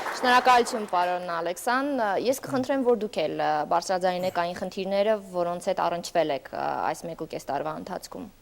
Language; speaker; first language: Armenian; native; Armenian